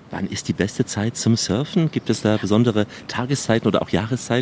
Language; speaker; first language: German; native; German